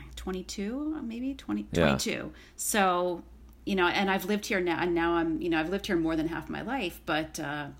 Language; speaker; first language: English; native; English